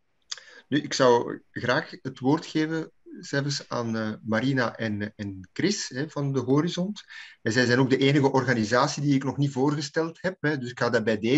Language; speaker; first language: Dutch; native; Dutch